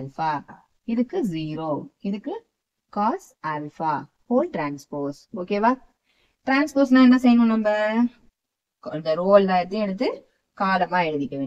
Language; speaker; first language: Tamil; native; Tamil